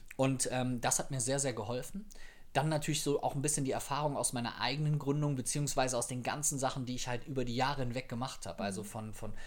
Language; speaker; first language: German; native; German